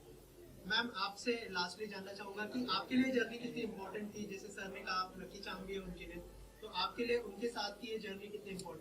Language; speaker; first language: Hindi; native; Hindi